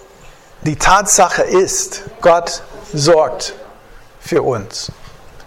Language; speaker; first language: German; non-native, fluent; English